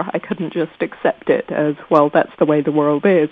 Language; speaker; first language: English; non-native, local second language; Gujarati